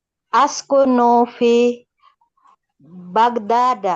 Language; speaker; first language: Arabic; non-native, learner; Indonesian